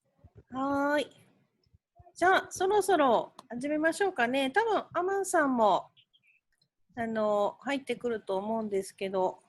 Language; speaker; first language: Japanese; native; Japanese